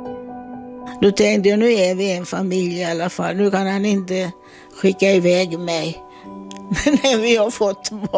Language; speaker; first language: Swedish; non-native, fluent; Italian